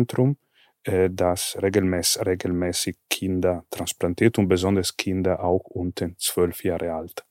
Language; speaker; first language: German; non-native, fluent; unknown